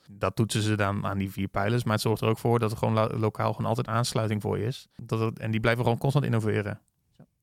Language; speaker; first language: Dutch; native; Dutch